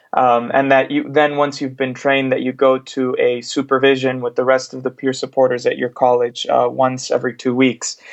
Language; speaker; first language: English; non-native, fluent; Spanish